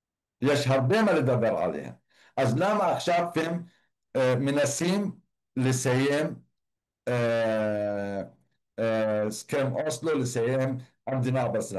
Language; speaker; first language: Hebrew; non-native, local second language; Arabic